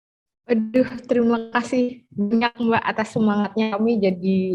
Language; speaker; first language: Indonesian; native; Indonesian